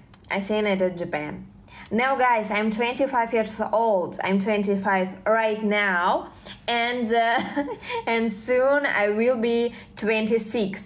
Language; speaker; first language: English; non-native, learner; Russian